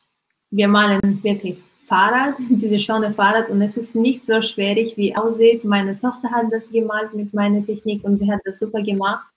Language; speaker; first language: German; non-native, learner; Russian